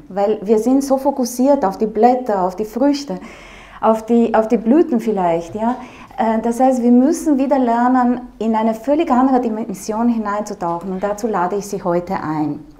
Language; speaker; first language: German; non-native, fluent; Romanian